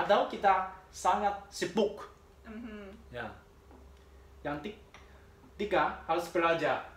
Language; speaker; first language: Indonesian; non-native, learner; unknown